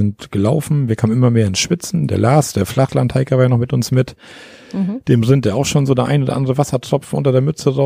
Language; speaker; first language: German; native; German